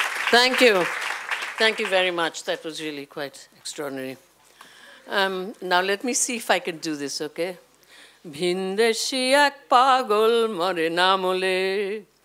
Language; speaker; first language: English; non-native, local second language; Bangla